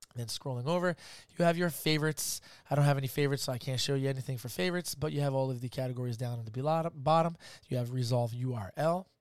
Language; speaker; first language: English; native; English